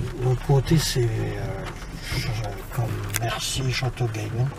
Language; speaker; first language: French; native; French